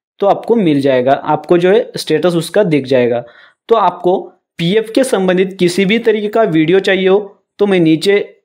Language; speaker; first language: Hindi; non-native, local second language; Marathi